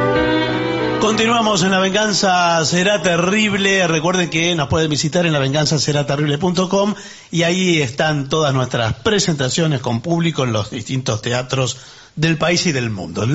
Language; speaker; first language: Spanish; native; Spanish